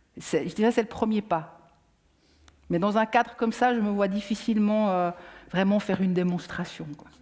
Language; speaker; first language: French; native; French